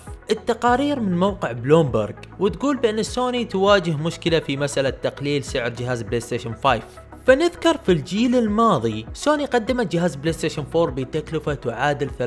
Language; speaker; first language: Arabic; native; Arabic